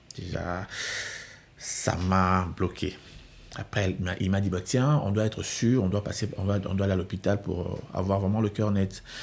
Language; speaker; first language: French; non-native, local second language; Lingala